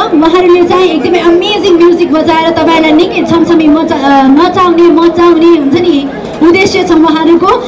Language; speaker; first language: Nepali; non-native, local second language; Sherpa